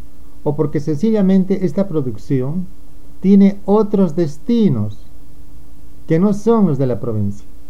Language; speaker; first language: Spanish; native; Spanish